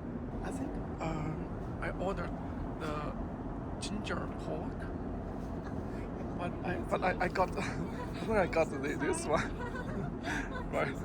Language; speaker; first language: English; non-native, learner; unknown